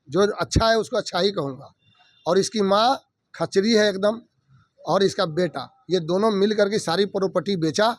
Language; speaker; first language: Hindi; native; Hindi